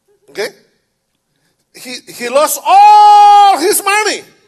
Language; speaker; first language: English; non-native, learner; Indonesian